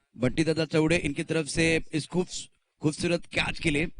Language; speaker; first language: Hindi; non-native, local second language; Marathi